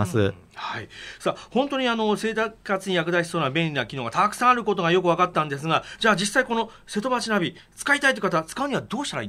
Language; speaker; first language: Japanese; native; Japanese